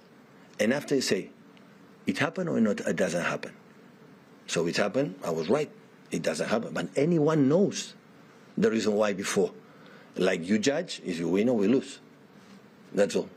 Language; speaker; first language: English; non-native, fluent; Spanish